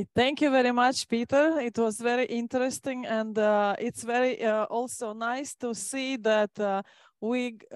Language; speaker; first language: English; non-native, fluent; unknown